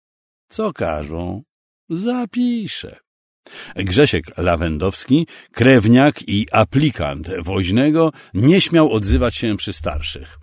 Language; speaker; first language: Polish; native; Polish